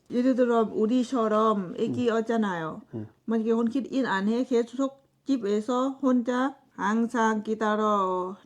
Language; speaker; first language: Korean; non-native, learner; Lao